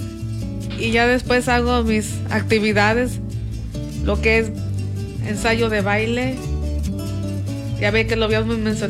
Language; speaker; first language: Spanish; early bilingual, heritage; Spanish